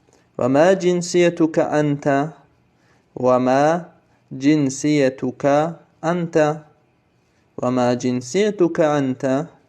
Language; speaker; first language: Arabic; non-native, fluent; Tajik